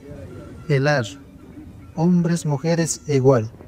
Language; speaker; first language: Spanish; non-native, local second language; Quechua